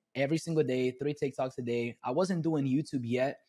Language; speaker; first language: English; early bilingual, other home language; Spanish